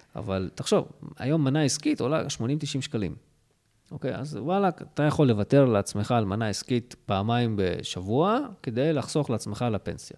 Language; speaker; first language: Hebrew; early bilingual, other home language; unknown